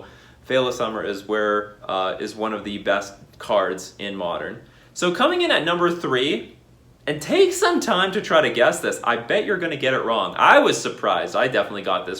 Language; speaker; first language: English; native; English